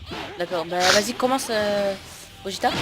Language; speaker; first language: French; native; French